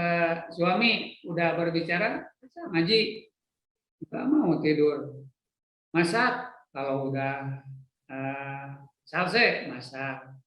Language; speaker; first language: Indonesian; non-native, local second language; Sundanese